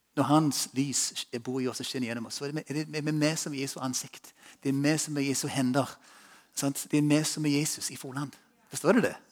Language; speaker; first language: Norwegian; non-native, fluent; English